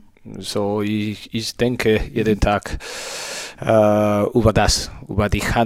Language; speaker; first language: German; non-native, learner; Spanish